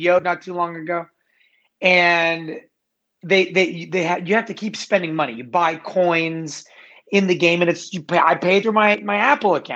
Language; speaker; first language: English; native; English